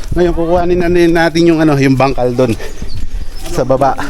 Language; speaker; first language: Filipino; native; Filipino